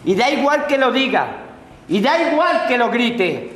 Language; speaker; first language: Spanish; non-native, local second language; Catalan